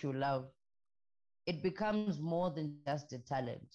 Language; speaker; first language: English; non-native, local second language; Xhosa